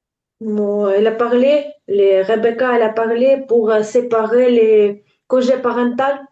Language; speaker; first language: French; non-native, learner; Ukrainian